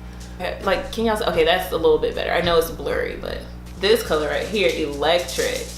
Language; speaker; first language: English; native; English